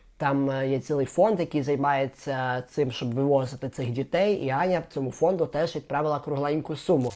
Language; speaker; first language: Ukrainian; native; Ukrainian